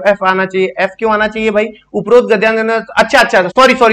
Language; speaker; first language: Hindi; native; Hindi